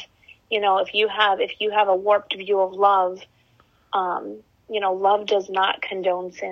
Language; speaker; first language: English; native; English